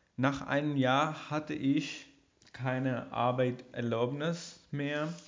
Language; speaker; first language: German; non-native, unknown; Urdu